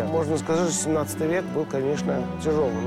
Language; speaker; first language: Russian; native; Russian